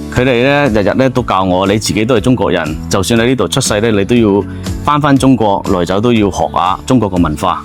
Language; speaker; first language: Cantonese; early bilingual, heritage; Cantonese